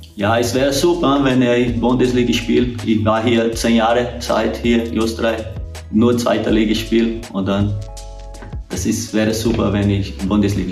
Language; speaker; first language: German; non-native, learner; Portuguese